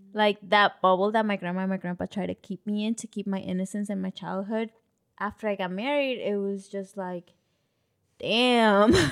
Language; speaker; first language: English; early bilingual, other home language; Spanish